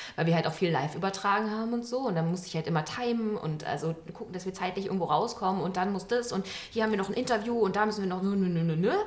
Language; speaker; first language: German; native; German